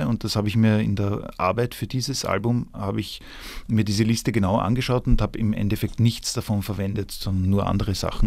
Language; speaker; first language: German; native; German